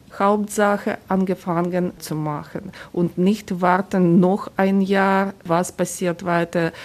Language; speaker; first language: German; non-native, fluent; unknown